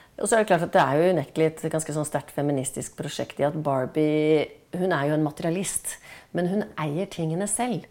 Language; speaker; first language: Norwegian; native; Norwegian